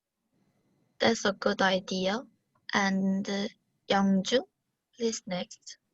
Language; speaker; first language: English; non-native, learner; Korean